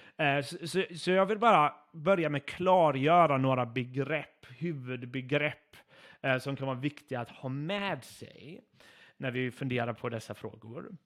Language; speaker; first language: Swedish; non-native, fluent; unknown